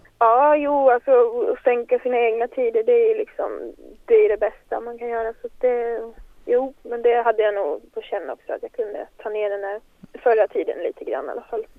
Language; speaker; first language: Swedish; native; Swedish